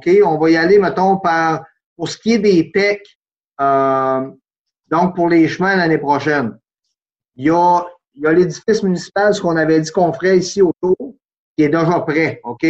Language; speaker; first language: French; native; French